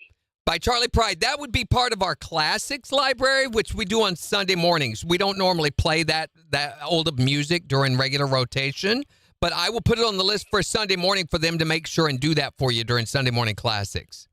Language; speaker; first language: English; native; English